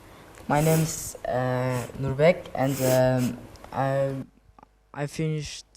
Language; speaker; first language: English; non-native, learner; Kyrgyz